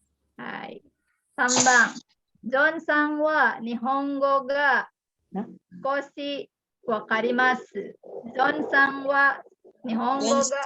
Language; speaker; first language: Japanese; non-native, fluent; Indonesian